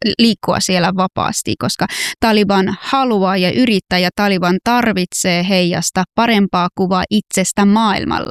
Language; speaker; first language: Finnish; non-native, fluent; Persian